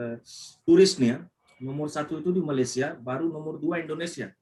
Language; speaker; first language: Indonesian; non-native, fluent; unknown